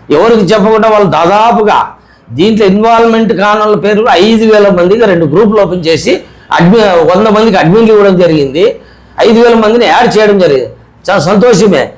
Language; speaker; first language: Telugu; native; Telugu